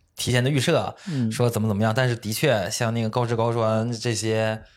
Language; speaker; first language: Chinese; native; Chinese